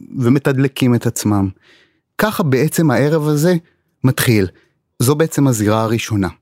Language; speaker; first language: Hebrew; native; Hebrew